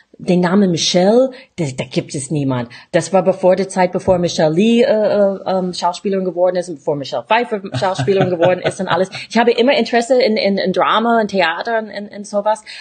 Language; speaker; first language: German; non-native, fluent; English